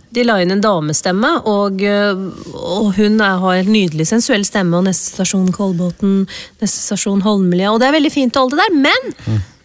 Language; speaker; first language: Norwegian; early bilingual, other home language; Urdu